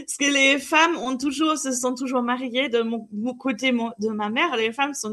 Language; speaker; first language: French; non-native, fluent; German